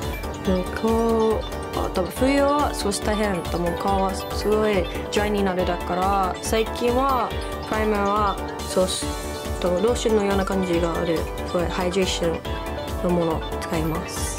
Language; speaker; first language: Japanese; non-native, learner; English